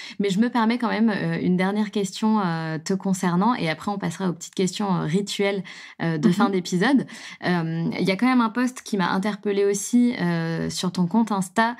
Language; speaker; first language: French; native; French